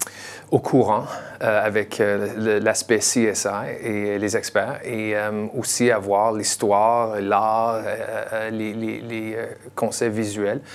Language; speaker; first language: French; non-native, local second language; English